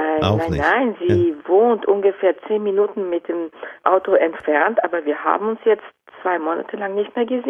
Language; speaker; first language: German; non-native, fluent; Japanese